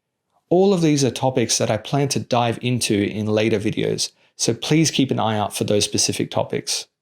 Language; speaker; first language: English; native; English